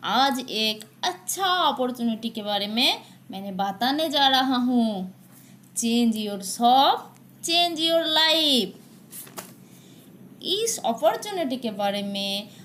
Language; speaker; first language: Hindi; non-native, local second language; Bangla